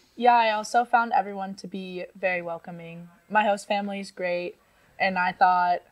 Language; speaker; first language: English; native; English